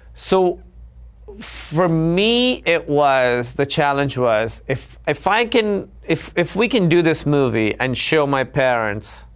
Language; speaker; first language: English; non-native, local second language; Urdu